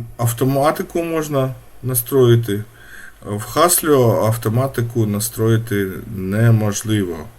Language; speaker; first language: Ukrainian; non-native, local second language; Russian